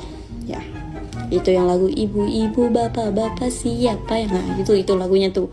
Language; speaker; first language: Indonesian; non-native, fluent; Khmer